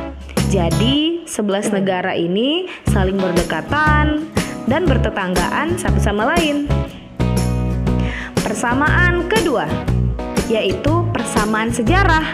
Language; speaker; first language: Indonesian; native; Indonesian